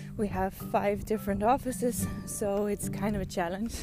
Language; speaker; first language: English; non-native, fluent; Dutch